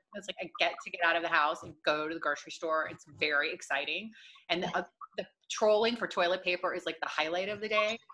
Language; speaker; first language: English; native; English